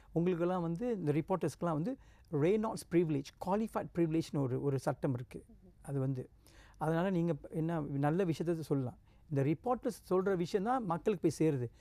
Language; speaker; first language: Tamil; native; Tamil